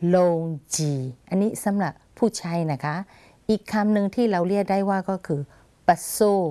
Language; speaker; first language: Thai; non-native, fluent; Burmese